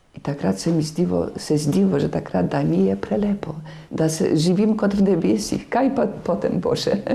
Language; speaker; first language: Slovenian; non-native, fluent; Polish